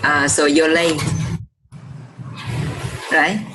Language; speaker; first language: English; non-native, fluent; Vietnamese